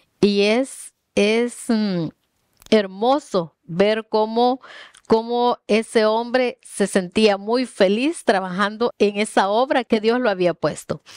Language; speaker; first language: Spanish; native; Spanish